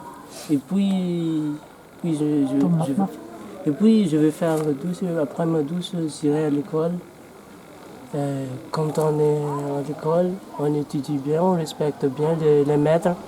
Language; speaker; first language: French; non-native, local second language; Malagasy